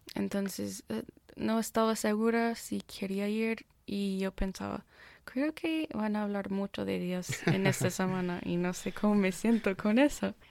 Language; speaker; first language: Spanish; non-native, fluent; English